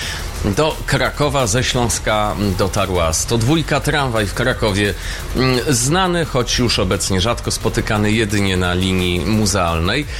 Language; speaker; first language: Polish; native; Polish